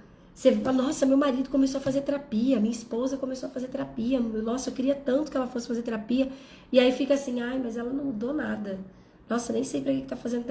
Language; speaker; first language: Portuguese; native; Portuguese